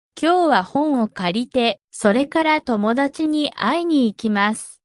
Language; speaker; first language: Japanese; non-native, fluent; Korean